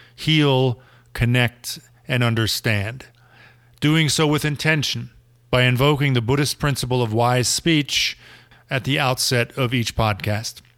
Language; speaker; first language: English; non-native, fluent; German